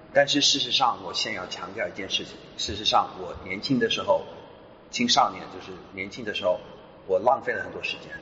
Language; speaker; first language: Chinese; non-native, fluent; English